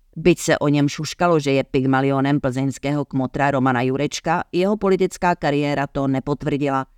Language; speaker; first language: Czech; native; Czech